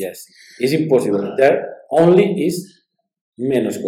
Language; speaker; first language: English; non-native, learner; Spanish